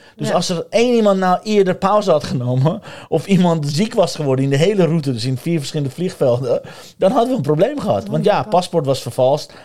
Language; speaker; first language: Dutch; non-native, fluent; Persian